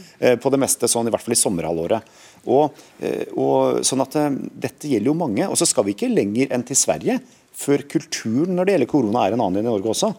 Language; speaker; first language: Norwegian; native; Norwegian